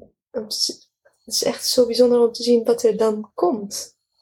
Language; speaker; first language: Dutch; non-native, fluent; Arabic